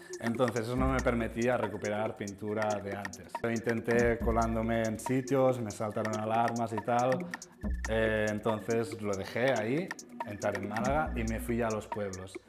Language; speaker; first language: Spanish; non-native, local second language; Catalan